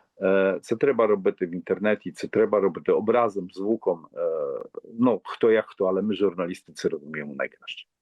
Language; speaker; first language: Polish; non-native, learner; Ukrainian